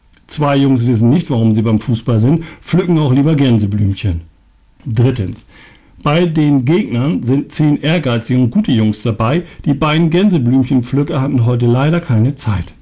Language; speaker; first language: German; native; German